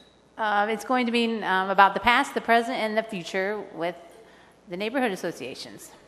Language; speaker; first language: English; native; English